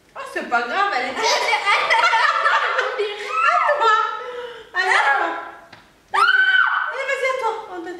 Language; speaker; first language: French; native; French